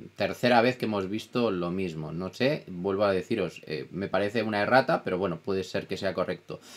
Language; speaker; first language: Spanish; non-native, fluent; Italian